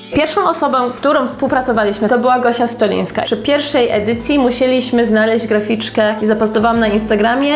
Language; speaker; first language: Polish; native; Polish